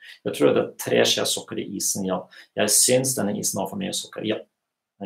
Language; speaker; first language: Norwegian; non-native, fluent; German